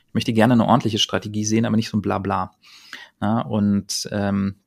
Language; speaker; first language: German; native; German